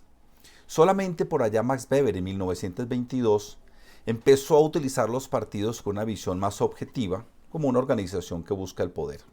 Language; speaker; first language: Spanish; native; Spanish